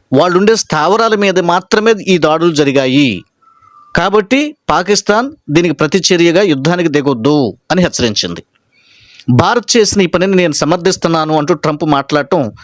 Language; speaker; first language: Telugu; native; Telugu